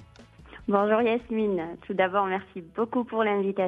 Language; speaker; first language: French; non-native, local second language; Arabic